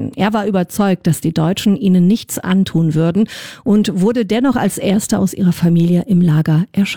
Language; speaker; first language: German; native; German